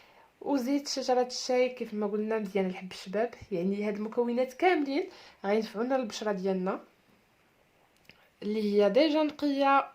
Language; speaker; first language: Arabic; native; Arabic